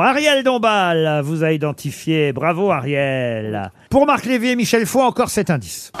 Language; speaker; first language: French; native; French